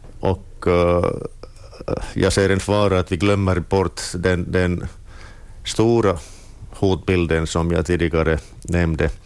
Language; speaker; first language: Swedish; non-native, local second language; Finnish